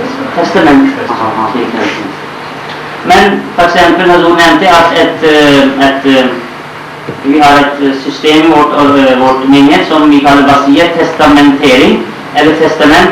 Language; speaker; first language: Norwegian; non-native, fluent; Urdu